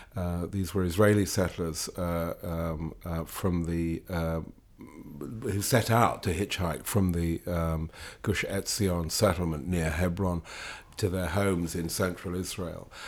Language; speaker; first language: English; native; English